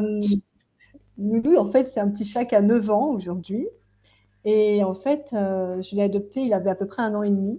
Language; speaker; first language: French; native; French